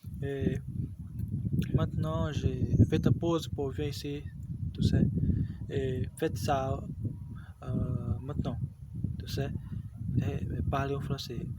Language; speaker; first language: French; non-native, learner; Portuguese